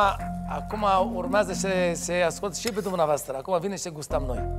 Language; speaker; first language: Romanian; non-native, fluent; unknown